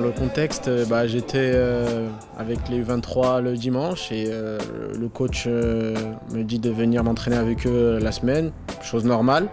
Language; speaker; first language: French; early bilingual, other home language; Arabic